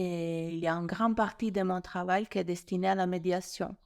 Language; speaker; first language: French; non-native, fluent; Italian